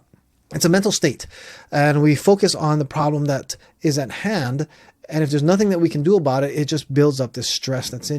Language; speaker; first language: English; native; English